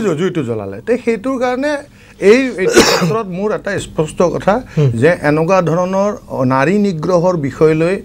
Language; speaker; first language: Assamese; non-native, local second language; Bangla